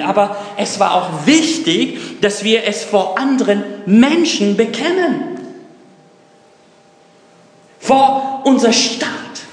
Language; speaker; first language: German; non-native, fluent; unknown